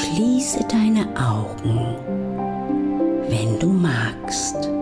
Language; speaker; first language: German; native; German